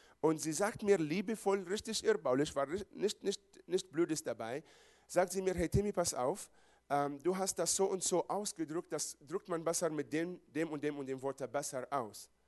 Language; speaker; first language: German; non-native, fluent; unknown